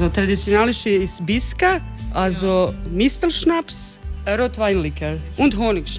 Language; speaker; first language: German; non-native, learner; Croatian